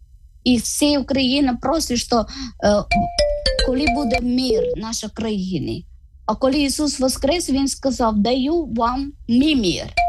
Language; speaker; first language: Ukrainian; non-native, learner; Malayalam